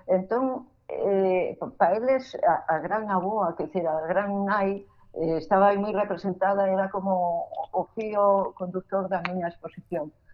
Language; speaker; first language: Galician; non-native, local second language; Spanish